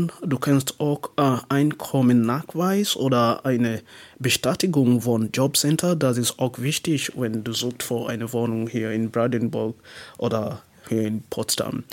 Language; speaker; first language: German; non-native, learner; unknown